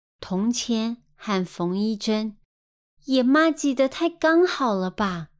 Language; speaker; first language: Chinese; native; Chinese